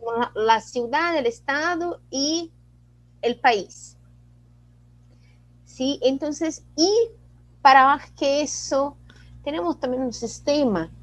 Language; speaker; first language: Spanish; non-native, fluent; Portuguese